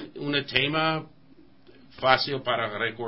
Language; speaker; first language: Spanish; non-native, learner; English